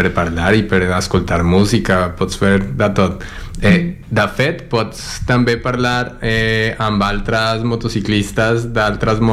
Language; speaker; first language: Catalan; non-native, learner; Spanish